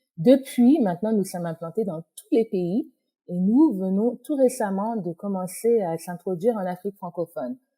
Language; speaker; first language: French; native; French